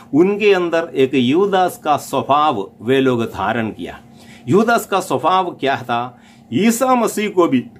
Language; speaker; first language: Hindi; non-native, local second language; Malayalam